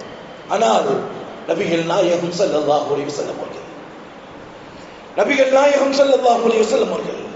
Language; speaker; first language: Tamil; native; Tamil